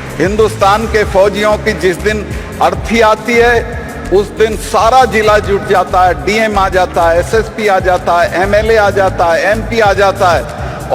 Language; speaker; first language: Hindi; native; Hindi